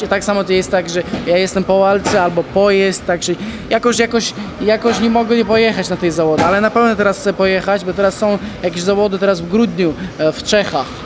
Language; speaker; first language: Polish; non-native, fluent; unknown